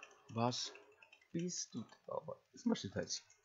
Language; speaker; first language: German; native; German